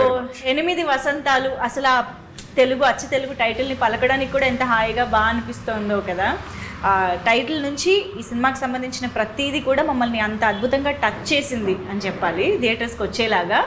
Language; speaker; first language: Telugu; native; Telugu